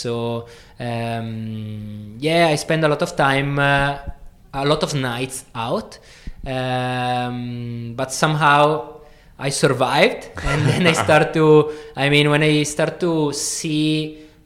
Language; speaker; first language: English; non-native, fluent; Italian